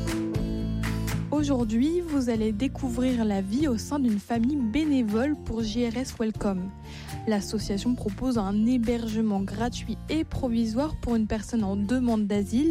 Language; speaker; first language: French; native; French